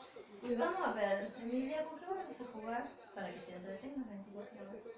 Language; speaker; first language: Spanish; native; Spanish